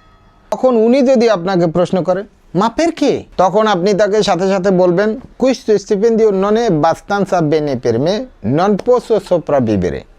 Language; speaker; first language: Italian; non-native, learner; Bangla